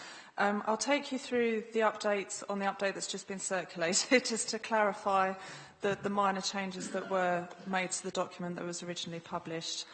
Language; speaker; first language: English; native; English